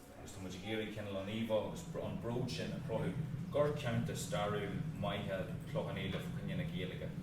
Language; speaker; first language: Irish; native; Irish